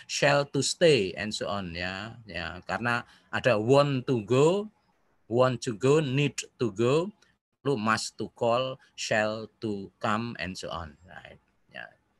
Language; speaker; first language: English; non-native, fluent; Indonesian